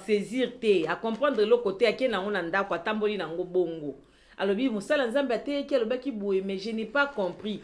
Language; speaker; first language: French; non-native, local second language; Lingala